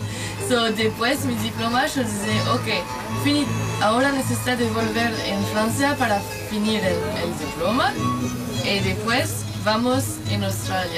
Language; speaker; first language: Spanish; non-native, learner; French